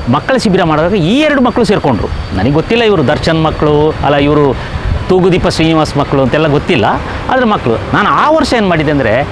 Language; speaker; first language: Kannada; native; Kannada